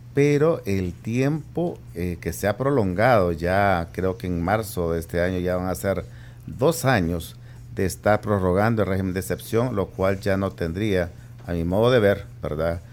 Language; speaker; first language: Spanish; native; Spanish